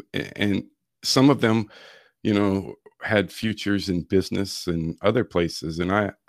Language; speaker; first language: English; native; English